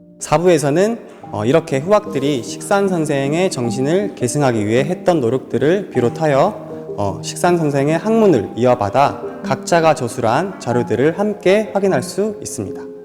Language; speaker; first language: Korean; native; Korean